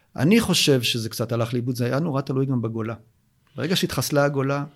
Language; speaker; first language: Hebrew; native; Hebrew